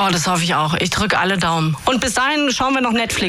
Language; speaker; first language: German; native; German